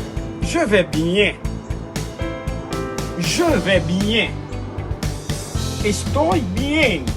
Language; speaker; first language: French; non-native, local second language; Haitian Creole